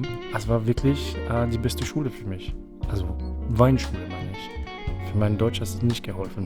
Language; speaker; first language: German; non-native, fluent; French